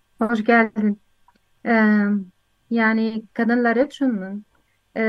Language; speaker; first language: Turkish; non-native, learner; Arabic